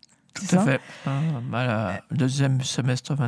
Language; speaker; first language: French; native; French